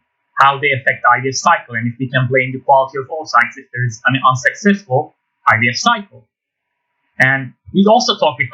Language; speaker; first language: English; non-native, fluent; Turkish